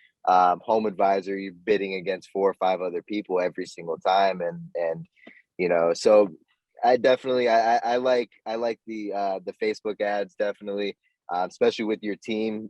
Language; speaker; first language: English; native; English